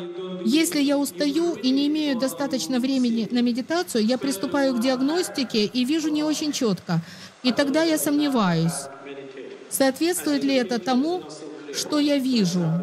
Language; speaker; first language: Russian; native; Russian